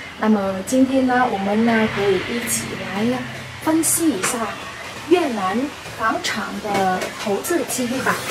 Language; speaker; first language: Chinese; non-native, fluent; Vietnamese